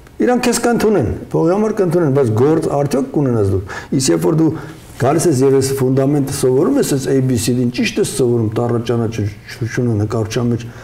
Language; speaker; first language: Armenian; native; Armenian